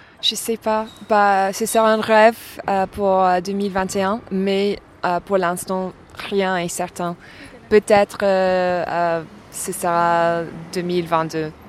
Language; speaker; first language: French; non-native, fluent; English